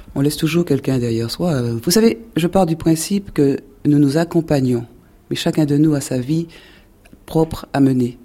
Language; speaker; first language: French; non-native, fluent; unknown